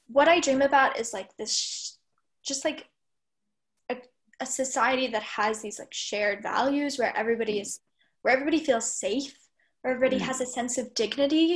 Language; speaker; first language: English; native; English